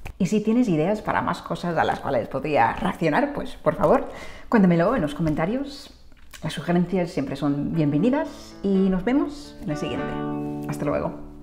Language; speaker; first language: Spanish; non-native, fluent; English